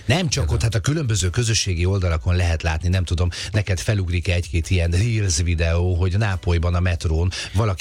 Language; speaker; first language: Hungarian; native; Hungarian